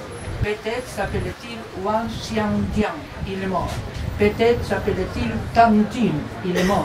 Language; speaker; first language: French; non-native, fluent; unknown